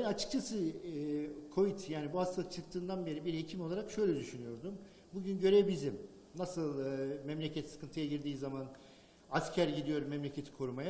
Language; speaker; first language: Turkish; non-native, fluent; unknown